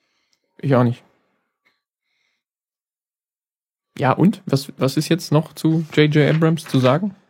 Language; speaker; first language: German; native; German